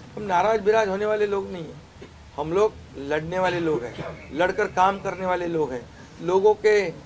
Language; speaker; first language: Hindi; non-native, local second language; Marathi